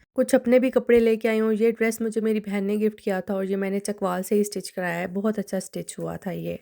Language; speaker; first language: Urdu; non-native, local second language; Punjabi